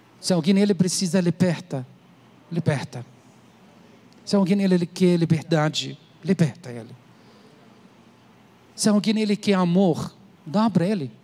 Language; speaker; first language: Portuguese; non-native, learner; Arabic